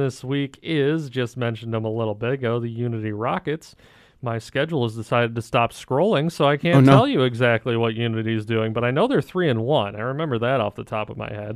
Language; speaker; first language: English; native; English